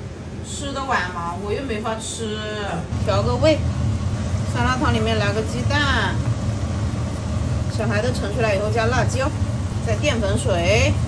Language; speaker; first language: Chinese; native; Chinese